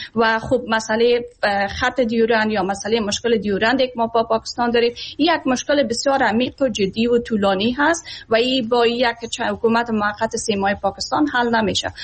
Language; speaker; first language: Persian; native; Persian